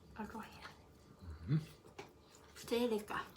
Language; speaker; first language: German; non-native, learner; Thai